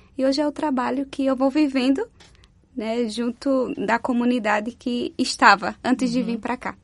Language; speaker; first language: Portuguese; native; Portuguese